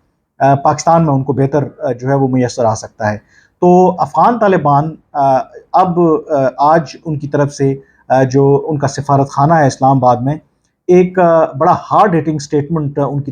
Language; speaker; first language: Urdu; native; Urdu